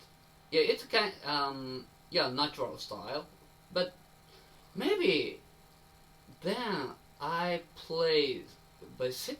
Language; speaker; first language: English; non-native, learner; Japanese